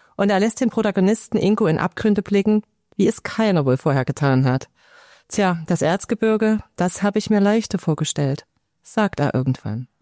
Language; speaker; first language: German; native; German